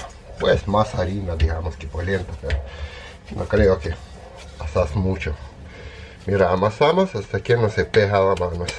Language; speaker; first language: Spanish; non-native, fluent; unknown